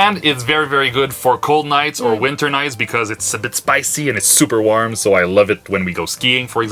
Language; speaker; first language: English; non-native, local second language; French